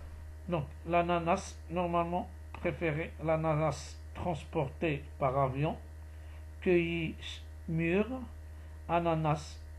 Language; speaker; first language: French; non-native, local second language; Arabic